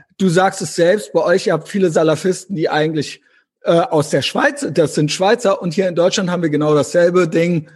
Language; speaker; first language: German; native; German